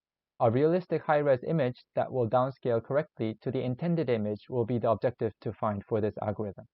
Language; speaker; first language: English; non-native, learner; Korean